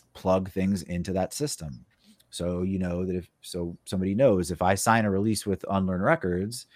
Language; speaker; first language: English; native; English